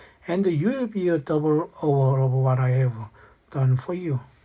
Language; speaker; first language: English; non-native, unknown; Korean